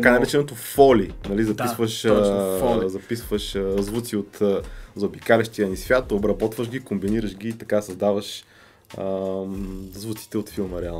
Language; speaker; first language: Bulgarian; native; Bulgarian